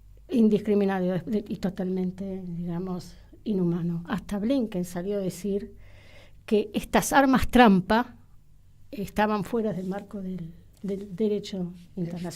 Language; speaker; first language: Spanish; native; Spanish